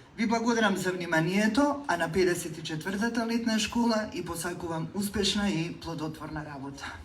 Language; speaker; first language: Macedonian; native; Macedonian